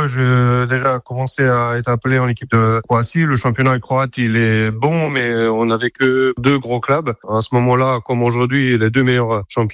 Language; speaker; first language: French; non-native, fluent; Croatian